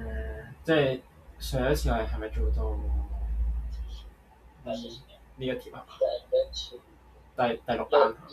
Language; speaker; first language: Cantonese; native; Cantonese